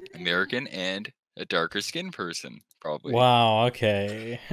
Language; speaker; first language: English; native; English